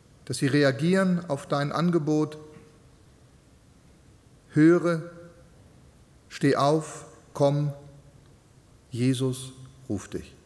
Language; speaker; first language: German; native; German